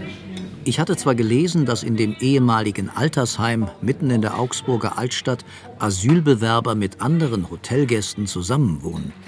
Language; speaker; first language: German; native; German